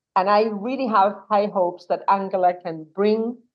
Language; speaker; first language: English; non-native, fluent; Spanish